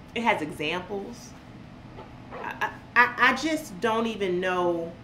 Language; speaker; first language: English; native; English